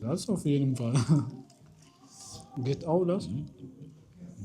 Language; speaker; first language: German; non-native, fluent; Amharic